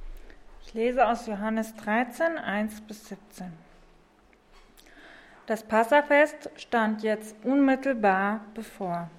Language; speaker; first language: German; native; German